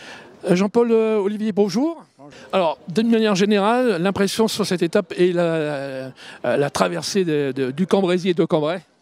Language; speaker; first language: French; native; French